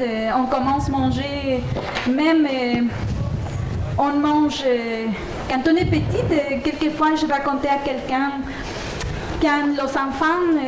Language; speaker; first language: French; non-native, fluent; Spanish